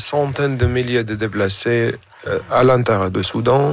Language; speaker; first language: French; non-native, fluent; Arabic